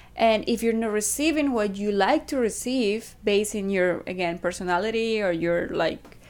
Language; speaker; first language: English; non-native, fluent; Spanish